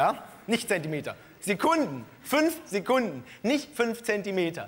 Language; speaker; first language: German; native; German